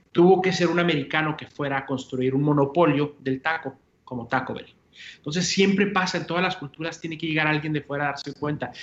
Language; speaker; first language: Spanish; early bilingual, heritage; Spanish